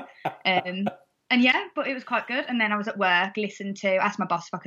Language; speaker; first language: English; native; English